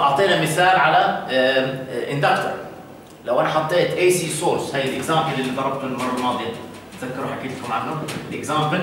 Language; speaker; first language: Arabic; native; Arabic